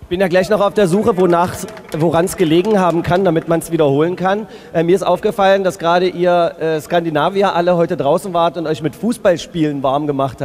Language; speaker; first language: German; native; German